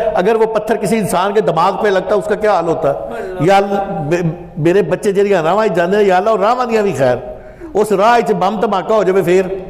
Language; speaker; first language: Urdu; non-native, local second language; Punjabi